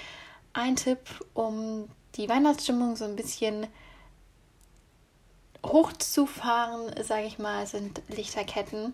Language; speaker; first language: German; native; German